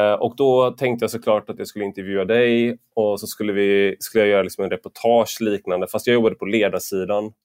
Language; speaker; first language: Swedish; native; Swedish